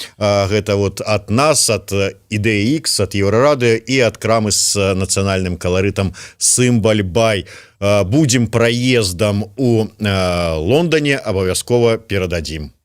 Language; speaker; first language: Belarusian; native; Belarusian